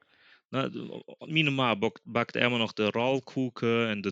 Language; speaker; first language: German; early bilingual, other home language; Plautdietsch